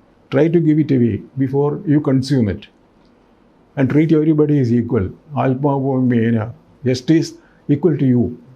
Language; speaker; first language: English; non-native, local second language; Malayalam